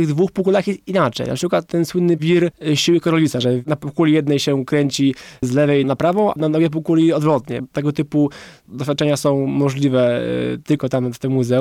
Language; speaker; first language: Polish; native; Polish